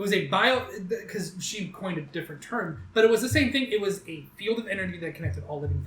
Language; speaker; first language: English; native; English